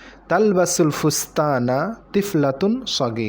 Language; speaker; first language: Arabic; non-native, fluent; Bangla